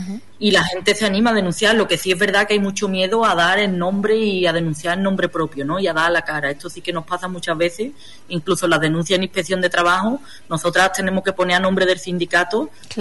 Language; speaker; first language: Spanish; native; Spanish